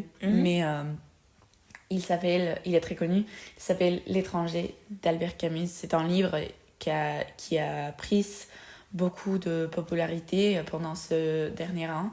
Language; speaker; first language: French; non-native, fluent; Spanish